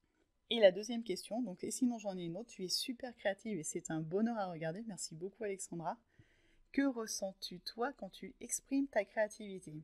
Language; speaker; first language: French; native; French